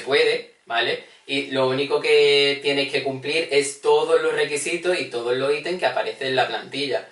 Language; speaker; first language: Spanish; native; Spanish